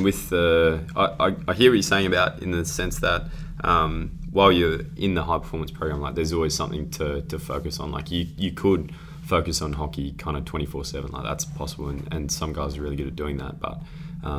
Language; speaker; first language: English; native; English